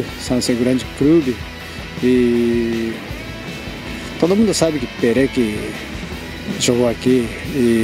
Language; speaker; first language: Portuguese; non-native, learner; Japanese